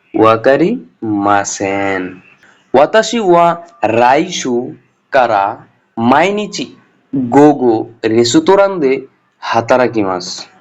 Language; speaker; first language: Japanese; non-native, learner; Bangla